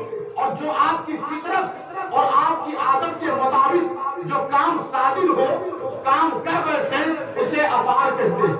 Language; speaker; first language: Urdu; native; Urdu